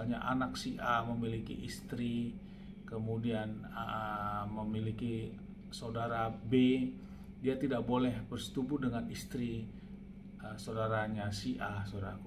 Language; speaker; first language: Indonesian; native; Indonesian